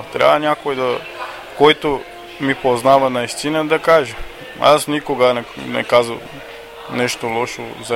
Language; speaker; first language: Bulgarian; non-native, learner; Portuguese